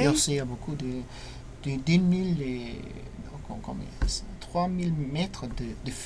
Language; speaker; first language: French; non-native, learner; English